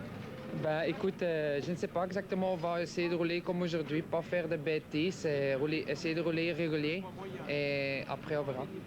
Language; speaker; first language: French; non-native, local second language; Dutch